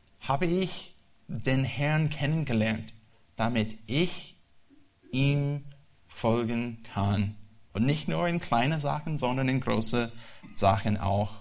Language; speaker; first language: German; non-native, learner; English